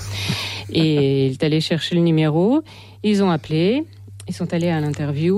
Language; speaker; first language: French; non-native, fluent; Russian